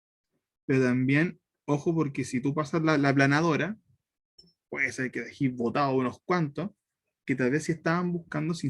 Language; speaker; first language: Spanish; native; Spanish